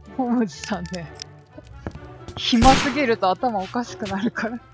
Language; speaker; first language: Japanese; native; Japanese